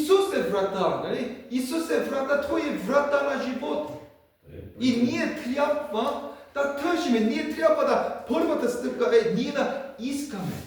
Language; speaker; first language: Bulgarian; non-native, learner; Korean